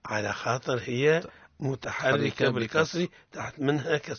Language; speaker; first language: Arabic; native; Arabic